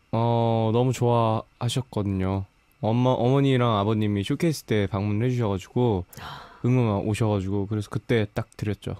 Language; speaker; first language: Korean; native; Korean